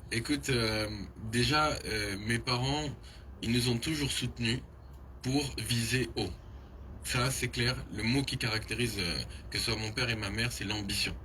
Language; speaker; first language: French; early bilingual, other home language; Haitian Creole